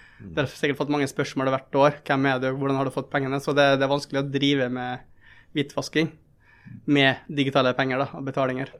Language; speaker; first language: Norwegian; early bilingual, other home language; Tamil